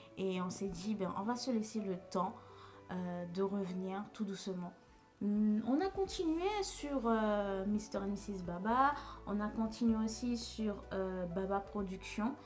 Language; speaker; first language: French; non-native, local second language; Haitian Creole